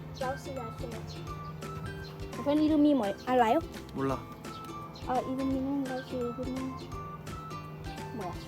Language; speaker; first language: Korean; non-native, learner; Lao